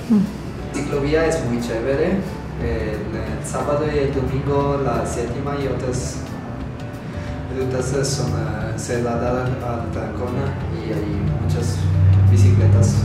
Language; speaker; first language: Spanish; non-native, fluent; Italian